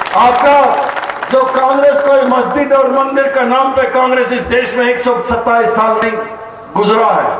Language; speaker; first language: Hindi; non-native, local second language; Kannada